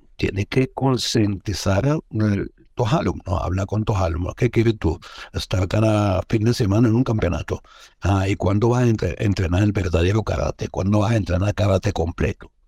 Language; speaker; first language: Spanish; non-native, fluent; Arabic